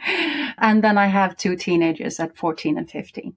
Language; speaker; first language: English; non-native, fluent; Icelandic